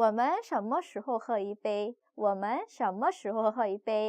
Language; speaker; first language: Chinese; non-native, fluent; Korean